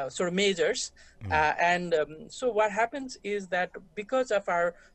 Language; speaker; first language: English; non-native, local second language; Nepali